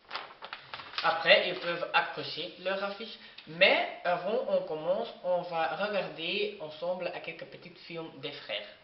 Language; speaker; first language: French; non-native, learner; Dutch